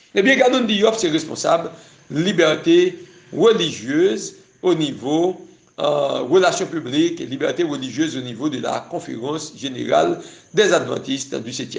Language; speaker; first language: French; non-native, local second language; Haitian Creole